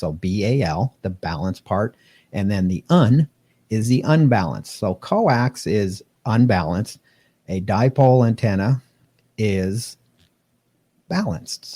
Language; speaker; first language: English; native; English